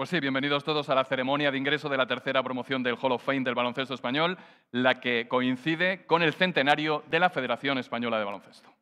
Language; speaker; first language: Spanish; native; Spanish